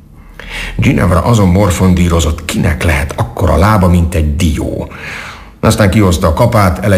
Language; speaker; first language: Hungarian; native; Hungarian